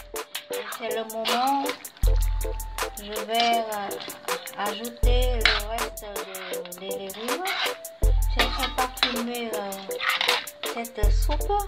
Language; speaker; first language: French; non-native, fluent; Vietnamese